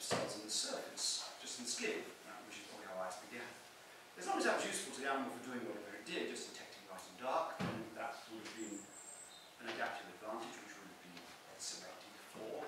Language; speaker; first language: English; native; English